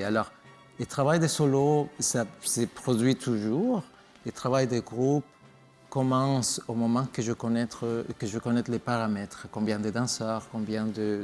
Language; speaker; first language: French; non-native, fluent; Spanish